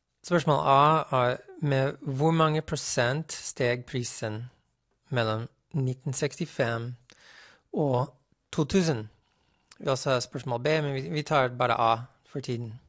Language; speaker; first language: Norwegian; non-native, fluent; English